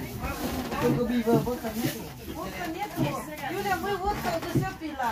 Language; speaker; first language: Russian; non-native, learner; Vietnamese